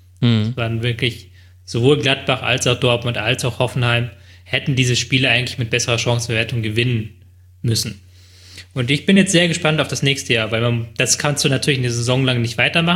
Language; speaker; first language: German; native; German